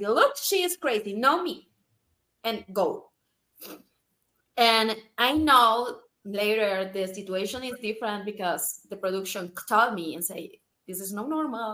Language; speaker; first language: English; non-native, learner; Spanish